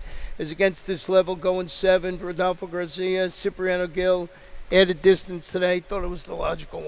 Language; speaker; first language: English; native; English